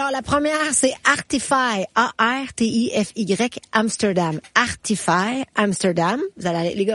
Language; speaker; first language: French; native; French